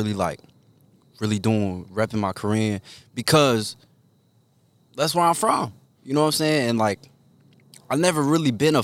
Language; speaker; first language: English; early bilingual, other home language; Korean